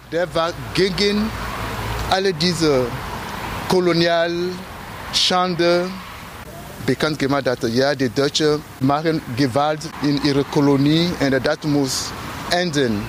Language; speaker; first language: German; non-native, learner; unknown